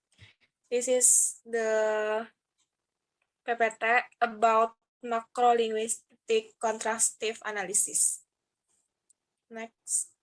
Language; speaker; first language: English; non-native, learner; Indonesian